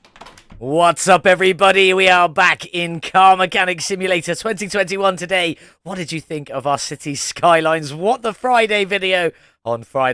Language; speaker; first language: English; native; English